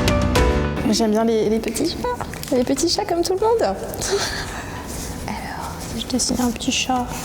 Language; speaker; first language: French; native; French